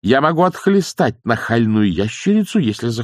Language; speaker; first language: Russian; native; Russian